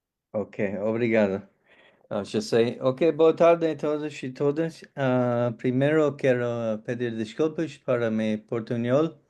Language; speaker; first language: Portuguese; non-native, fluent; English